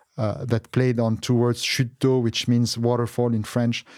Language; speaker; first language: English; non-native, fluent; Arabic